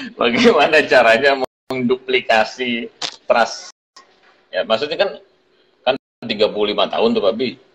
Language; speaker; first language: Indonesian; native; Indonesian